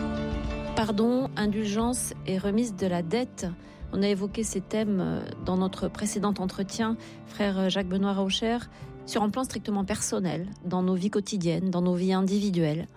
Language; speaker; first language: French; native; French